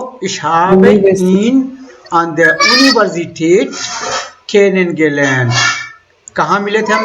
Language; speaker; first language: German; non-native, fluent; Hindi